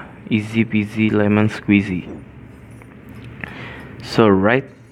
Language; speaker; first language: English; non-native, learner; Indonesian